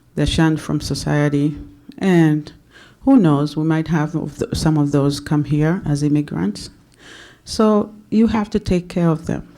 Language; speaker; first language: English; non-native, local second language; Swahili